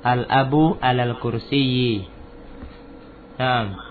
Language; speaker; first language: Arabic; non-native, fluent; Indonesian